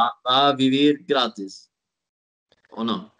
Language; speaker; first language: Spanish; non-native, learner; Swedish